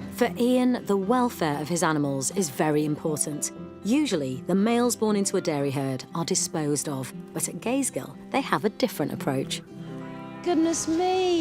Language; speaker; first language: English; native; English